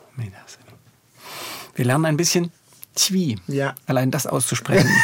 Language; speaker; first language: German; native; German